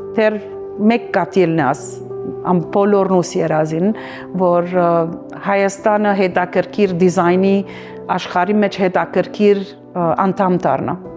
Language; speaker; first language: Armenian; early bilingual, heritage; Armenian